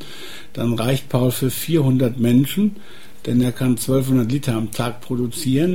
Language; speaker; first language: German; native; German